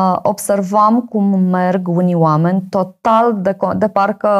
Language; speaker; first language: Romanian; native; Romanian